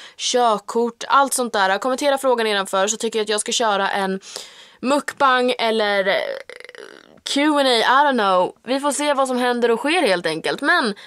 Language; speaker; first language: Swedish; native; Swedish